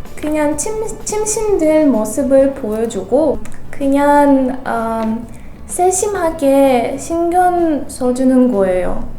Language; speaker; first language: Korean; non-native, fluent; Belarusian